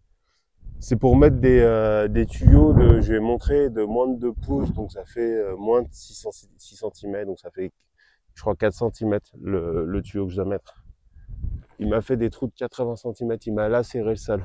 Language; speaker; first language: French; native; French